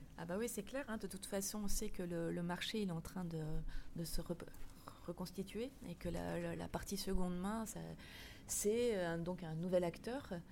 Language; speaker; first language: French; native; French